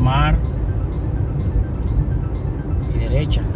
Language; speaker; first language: Spanish; native; Spanish